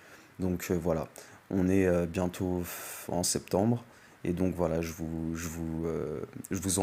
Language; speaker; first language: French; native; French